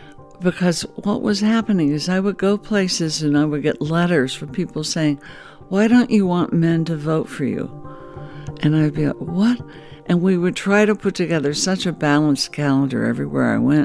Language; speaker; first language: English; native; English